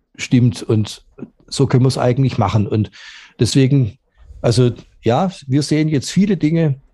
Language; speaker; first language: German; native; German